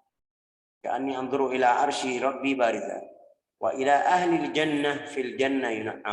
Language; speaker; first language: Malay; non-native, fluent; Arabic